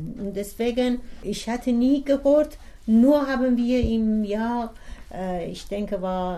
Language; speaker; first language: German; non-native, learner; Persian